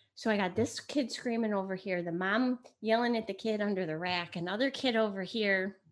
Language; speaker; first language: English; early bilingual, other home language; Italian